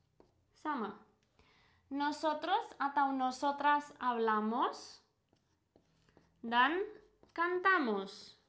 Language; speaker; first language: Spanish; non-native, fluent; Indonesian